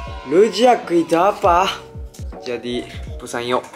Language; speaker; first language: Indonesian; non-native, learner; Japanese